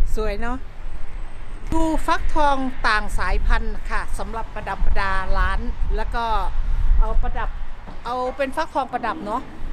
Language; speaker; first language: Thai; native; Thai